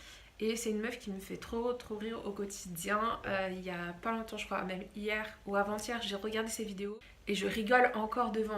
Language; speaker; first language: French; native; French